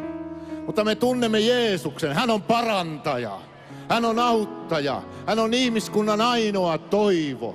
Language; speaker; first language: Finnish; native; Finnish